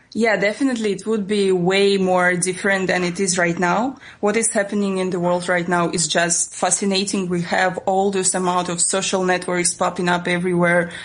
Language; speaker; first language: English; non-native, fluent; Russian